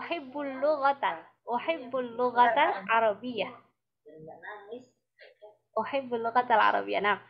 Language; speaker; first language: Arabic; non-native, fluent; Indonesian